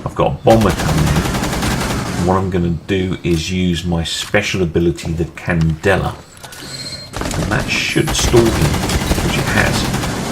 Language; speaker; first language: English; native; English